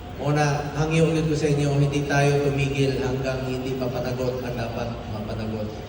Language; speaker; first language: Filipino; non-native, local second language; Cebuano